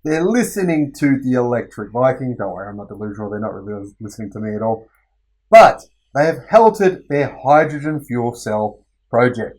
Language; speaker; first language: English; native; English